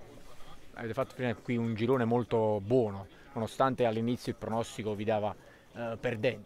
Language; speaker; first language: Italian; native; Italian